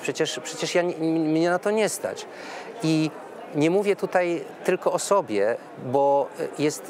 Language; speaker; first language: Polish; native; Polish